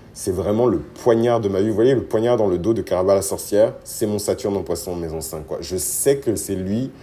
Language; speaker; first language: French; early bilingual, other home language; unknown